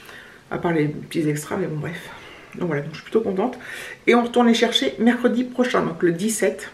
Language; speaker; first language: French; native; French